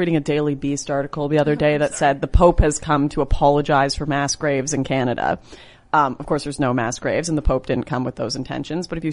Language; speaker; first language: English; native; English